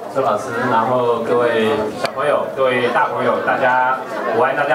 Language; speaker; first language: Chinese; native; Chinese